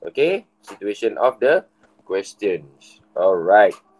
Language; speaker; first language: English; non-native, local second language; Malay